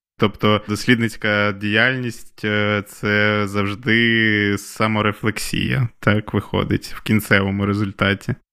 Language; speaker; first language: Ukrainian; native; Ukrainian